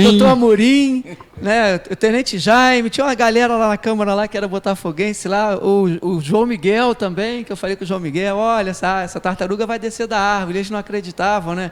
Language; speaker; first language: Portuguese; native; Portuguese